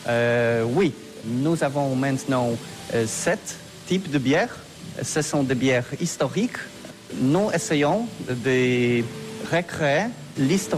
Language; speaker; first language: French; non-native, fluent; Polish